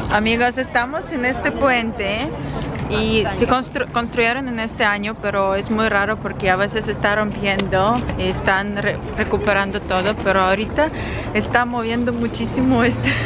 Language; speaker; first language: Spanish; non-native, fluent; Ukrainian